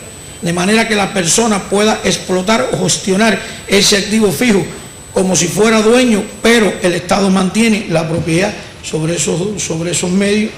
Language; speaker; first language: Spanish; native; Spanish